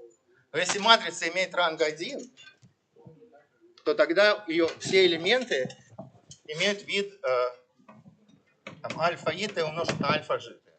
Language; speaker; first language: Russian; native; Russian